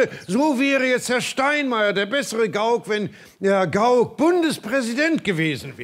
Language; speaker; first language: German; native; German